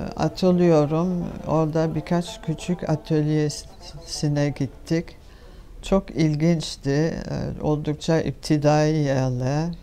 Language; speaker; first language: Turkish; non-native, fluent; French